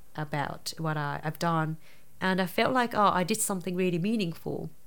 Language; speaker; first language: English; non-native, fluent; Japanese